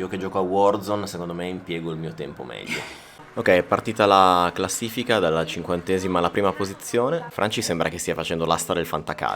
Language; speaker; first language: Italian; native; Italian